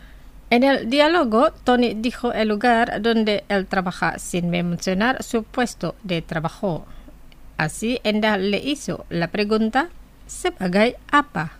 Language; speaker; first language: Spanish; non-native, fluent; Indonesian